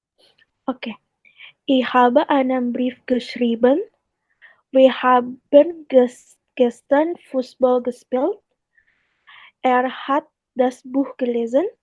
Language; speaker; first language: German; non-native, learner; Indonesian